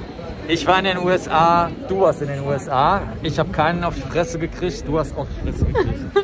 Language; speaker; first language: German; native; German